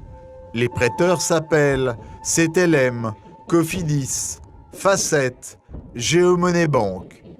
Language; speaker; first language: French; native; French